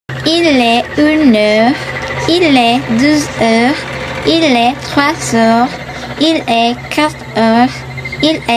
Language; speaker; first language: French; non-native, learner; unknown